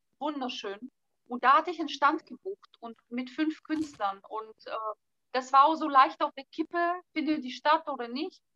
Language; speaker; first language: German; non-native, fluent; Bulgarian